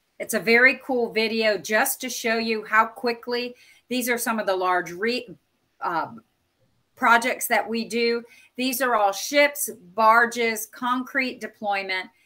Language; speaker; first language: English; native; English